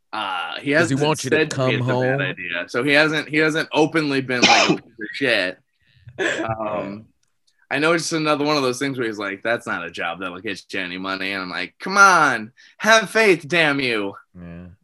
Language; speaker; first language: English; native; English